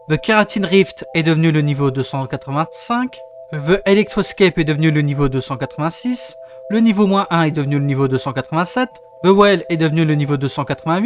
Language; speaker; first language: French; native; French